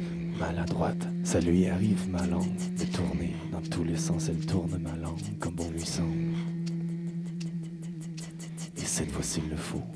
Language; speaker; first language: French; native; French